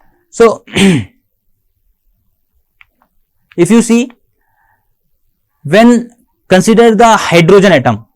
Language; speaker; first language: English; non-native, local second language; Hindi